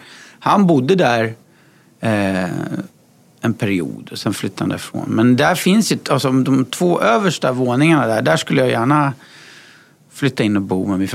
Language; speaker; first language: Swedish; native; Swedish